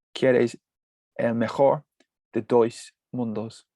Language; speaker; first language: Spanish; non-native, learner; English